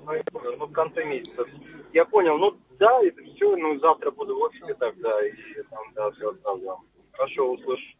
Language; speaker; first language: Russian; native; Russian